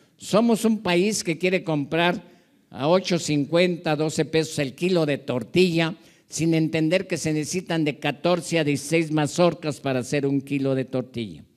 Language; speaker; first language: Spanish; early bilingual, other home language; Japanese